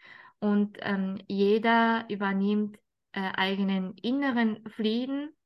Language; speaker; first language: German; non-native, fluent; Japanese